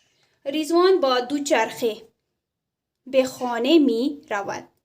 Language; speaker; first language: Persian; non-native, fluent; Urdu